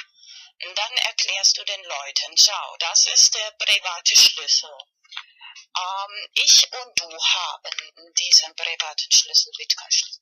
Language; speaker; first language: German; non-native, learner; Spanish